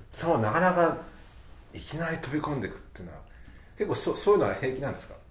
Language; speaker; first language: Japanese; native; Japanese